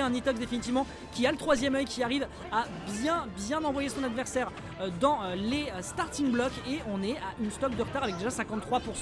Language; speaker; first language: French; native; French